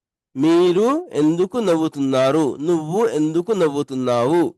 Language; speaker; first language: Telugu; non-native, local second language; Urdu